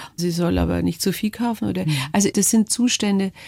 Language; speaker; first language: German; native; German